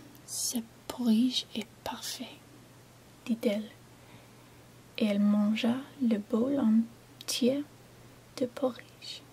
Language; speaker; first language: French; non-native, learner; English